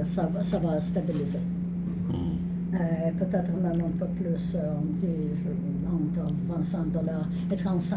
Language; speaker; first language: French; non-native, learner; English